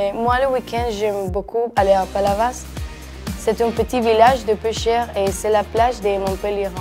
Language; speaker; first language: French; non-native, learner; Spanish